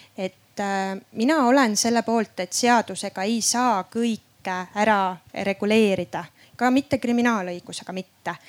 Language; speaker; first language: Estonian; native; Estonian